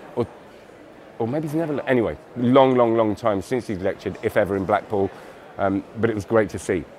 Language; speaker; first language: English; native; English